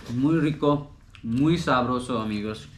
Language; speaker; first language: Spanish; non-native, learner; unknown